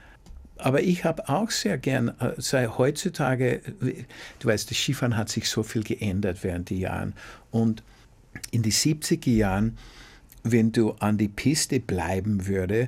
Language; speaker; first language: German; non-native, fluent; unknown